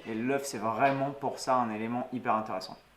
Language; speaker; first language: French; native; French